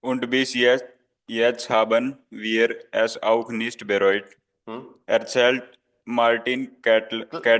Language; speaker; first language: German; non-native, learner; Hindi